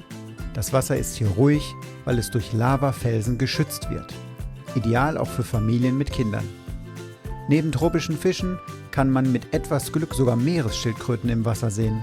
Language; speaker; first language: German; native; German